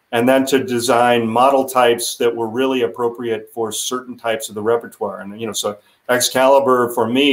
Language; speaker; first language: English; native; English